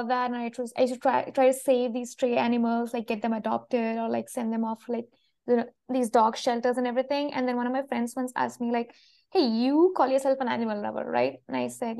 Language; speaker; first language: English; non-native, local second language; Malayalam